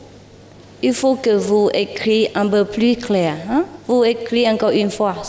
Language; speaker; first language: French; non-native, learner; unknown